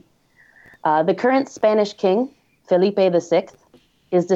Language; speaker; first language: English; native; English